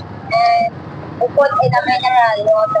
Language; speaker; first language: English; non-native, learner; Filipino